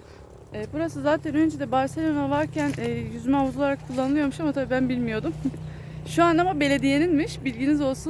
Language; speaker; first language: Turkish; native; Turkish